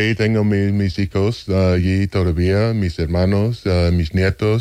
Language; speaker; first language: Spanish; non-native, fluent; English